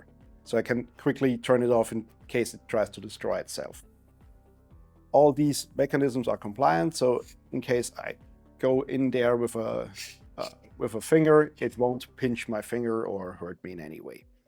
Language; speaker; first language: English; non-native, fluent; German